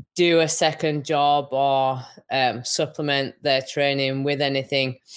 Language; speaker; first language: English; native; English